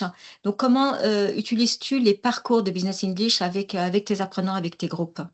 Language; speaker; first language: French; native; French